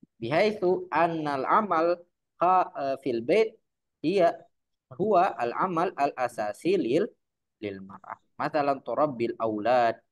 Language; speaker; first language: Arabic; non-native, fluent; Indonesian